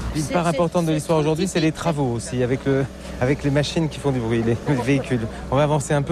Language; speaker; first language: French; native; French